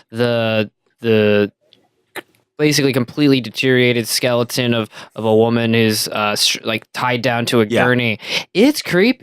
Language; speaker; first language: English; native; English